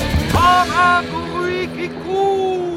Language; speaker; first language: French; native; French